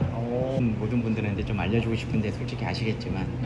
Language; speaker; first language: Korean; native; Korean